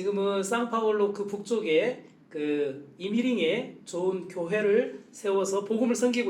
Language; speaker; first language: Korean; native; Korean